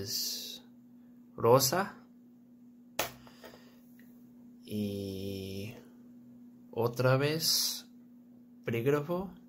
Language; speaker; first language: Spanish; non-native, learner; English